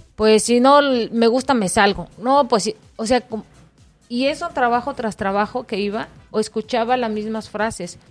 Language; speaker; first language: Spanish; native; Spanish